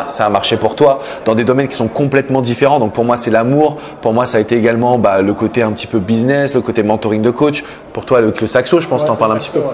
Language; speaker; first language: French; native; French